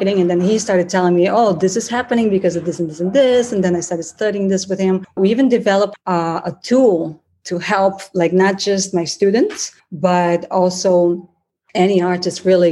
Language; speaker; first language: English; non-native, fluent; Portuguese